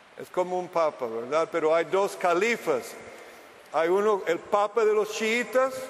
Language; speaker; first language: Spanish; non-native, fluent; English